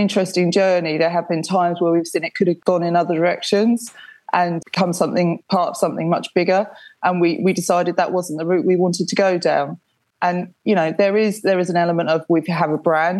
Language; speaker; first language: English; native; English